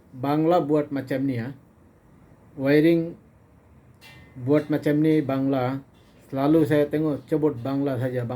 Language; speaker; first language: Indonesian; non-native, fluent; Bangla